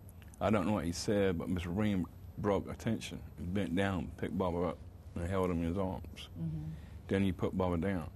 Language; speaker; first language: English; native; English